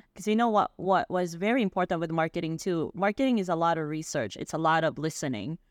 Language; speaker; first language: English; non-native, local second language; Filipino